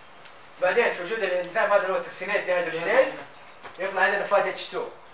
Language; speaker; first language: Arabic; native; Arabic